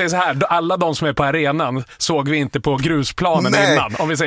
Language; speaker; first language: Swedish; native; Swedish